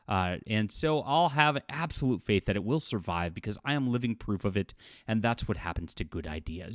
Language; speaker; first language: English; native; English